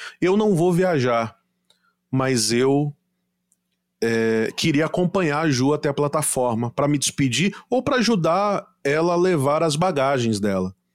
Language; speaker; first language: Portuguese; native; Portuguese